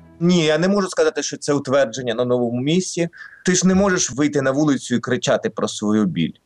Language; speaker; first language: Ukrainian; non-native, local second language; Russian